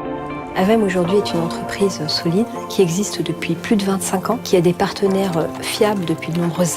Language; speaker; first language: French; native; French